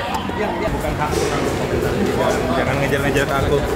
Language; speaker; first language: Indonesian; native; Indonesian